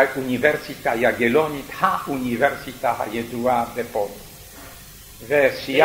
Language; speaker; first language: Hebrew; non-native, fluent; Yiddish